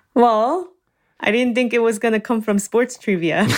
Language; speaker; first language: English; non-native, fluent; Korean